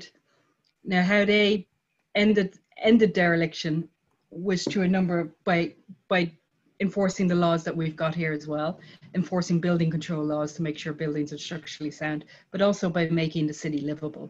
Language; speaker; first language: English; native; English